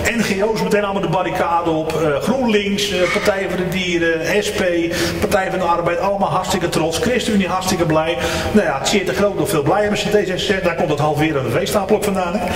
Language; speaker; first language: Dutch; native; Dutch